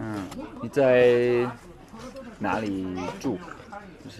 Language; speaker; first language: Chinese; non-native, learner; English